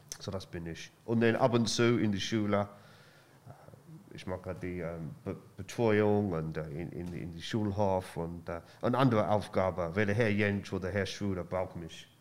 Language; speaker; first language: German; non-native, learner; English